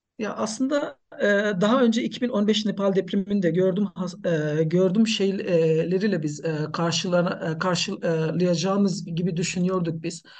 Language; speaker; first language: Turkish; non-native, fluent; Nepali